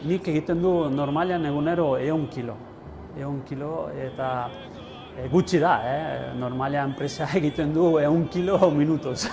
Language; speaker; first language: Basque; non-native, learner; Italian